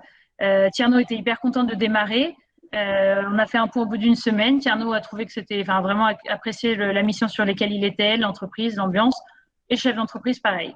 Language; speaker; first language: French; native; French